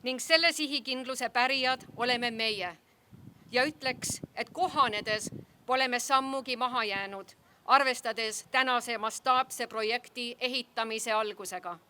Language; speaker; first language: Estonian; early bilingual, heritage; Estonian